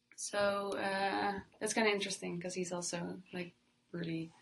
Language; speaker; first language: English; non-native, fluent; Dutch